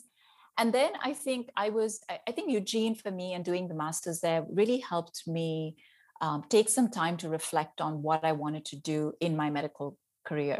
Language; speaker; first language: English; non-native, local second language; Hindi